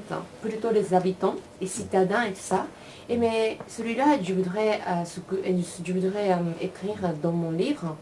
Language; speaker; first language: French; non-native, learner; Japanese